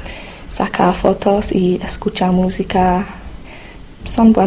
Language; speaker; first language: Spanish; non-native, learner; English